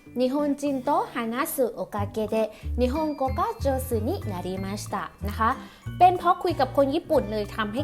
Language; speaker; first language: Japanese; non-native, fluent; Thai